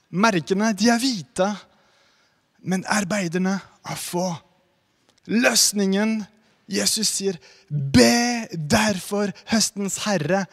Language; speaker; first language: Norwegian; non-native, fluent; French